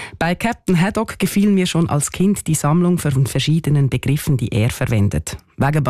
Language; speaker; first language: German; native; German